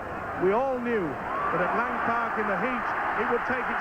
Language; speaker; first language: English; native; English